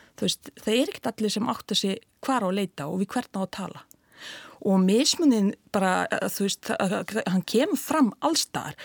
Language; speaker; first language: Icelandic; non-native, fluent; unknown